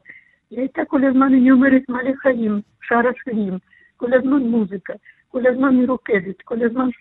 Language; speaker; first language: Hebrew; non-native, learner; Russian